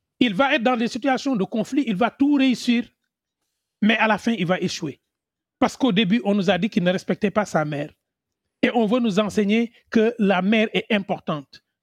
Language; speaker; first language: French; non-native, local second language; Wolof